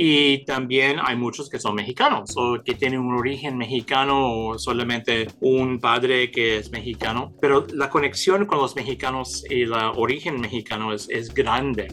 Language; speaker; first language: Spanish; early bilingual, heritage; Spanish